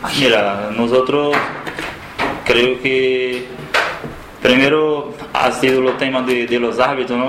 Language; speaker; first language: Spanish; non-native, learner; Portuguese